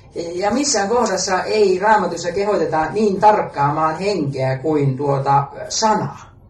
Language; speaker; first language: Finnish; native; Finnish